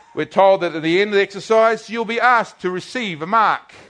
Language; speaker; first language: English; native; English